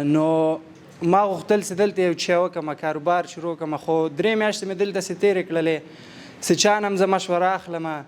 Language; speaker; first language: Pashto; early bilingual, heritage; Pashto